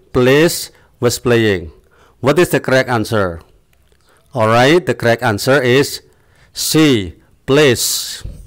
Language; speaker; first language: English; non-native, fluent; Indonesian